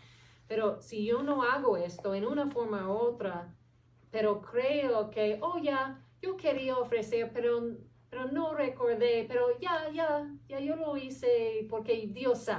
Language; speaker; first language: Spanish; non-native, fluent; English